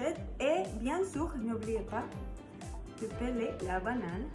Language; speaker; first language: French; non-native, learner; Spanish